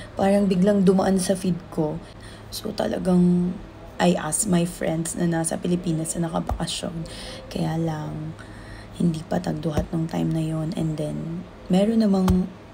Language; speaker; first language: Filipino; native; Filipino